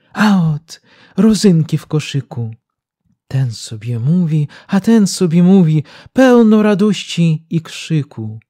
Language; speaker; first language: Polish; early bilingual, heritage; Polish